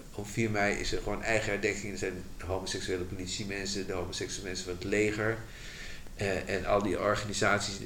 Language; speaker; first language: Dutch; native; Dutch